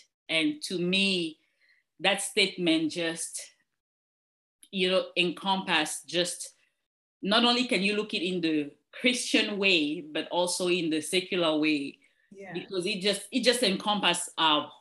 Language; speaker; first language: English; non-native, local second language; French